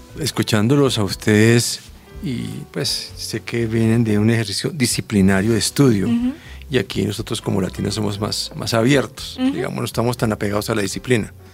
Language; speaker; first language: Spanish; native; Spanish